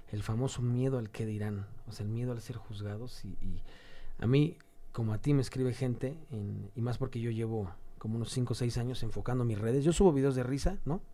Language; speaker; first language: Spanish; native; Spanish